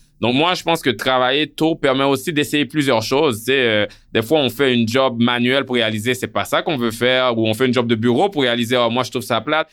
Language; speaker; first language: French; non-native, local second language; Haitian Creole